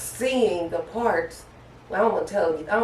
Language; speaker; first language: English; native; English